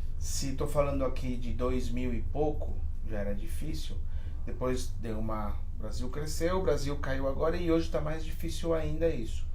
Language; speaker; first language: Portuguese; early bilingual, other home language; Spanish